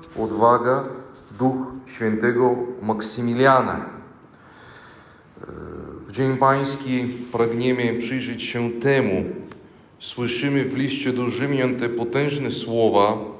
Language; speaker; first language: Polish; non-native, fluent; Bulgarian